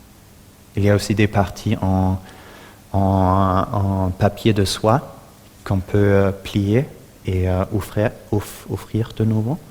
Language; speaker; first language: French; non-native, fluent; German